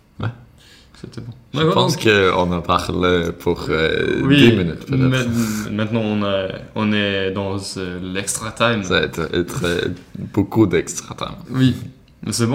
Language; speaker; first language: French; non-native, learner; Swedish